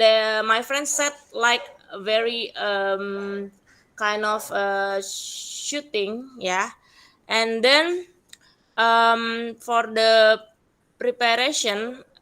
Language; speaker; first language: English; non-native, learner; Indonesian